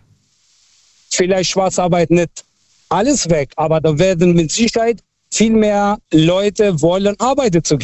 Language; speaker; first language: German; non-native, local second language; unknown